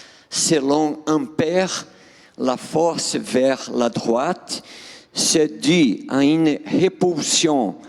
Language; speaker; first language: French; non-native, fluent; Portuguese